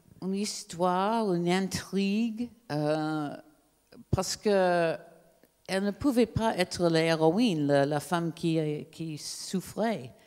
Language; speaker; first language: French; non-native, fluent; English